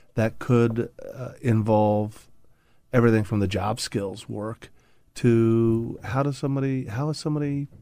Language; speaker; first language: English; native; English